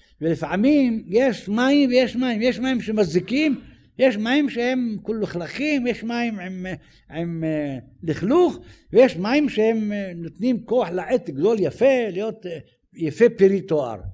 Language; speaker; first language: Hebrew; native; Hebrew